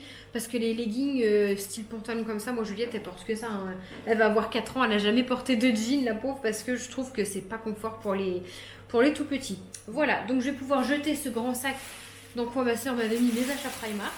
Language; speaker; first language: French; native; French